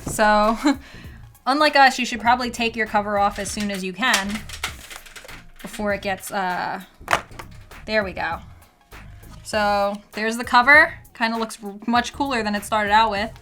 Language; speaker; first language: English; native; English